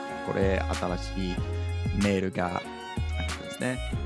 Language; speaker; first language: Japanese; non-native, fluent; English